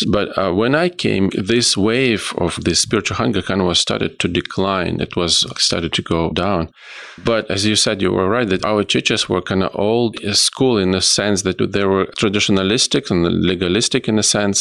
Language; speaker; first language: English; non-native, fluent; Ukrainian